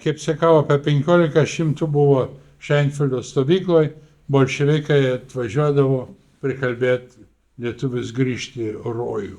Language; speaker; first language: Lithuanian; native; Lithuanian